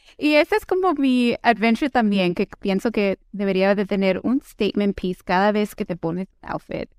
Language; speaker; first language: Spanish; early bilingual, heritage; Spanish